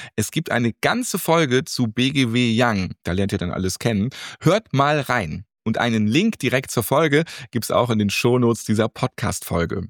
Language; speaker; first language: German; native; German